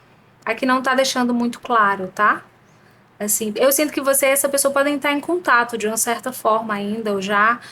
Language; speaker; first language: Portuguese; native; Portuguese